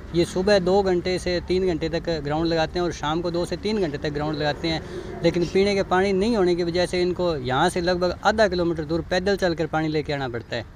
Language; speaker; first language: Hindi; native; Hindi